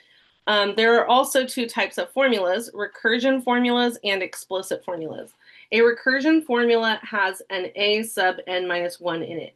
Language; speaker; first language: English; native; English